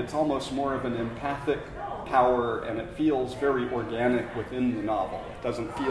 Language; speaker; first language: English; native; English